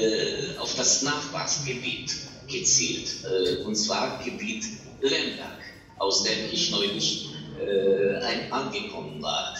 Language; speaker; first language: German; non-native, fluent; Ukrainian